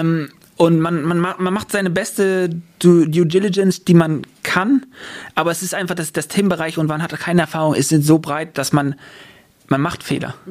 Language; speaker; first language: German; native; German